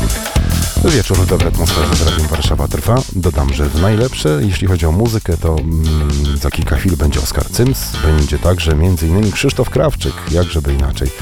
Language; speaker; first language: Polish; native; Polish